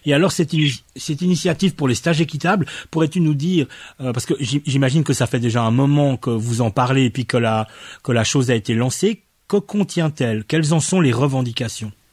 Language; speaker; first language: French; native; French